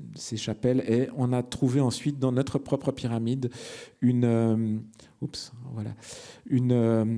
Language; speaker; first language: French; native; French